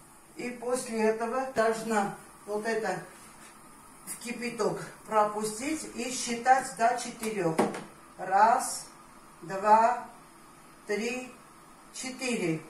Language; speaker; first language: Russian; non-native, fluent; Armenian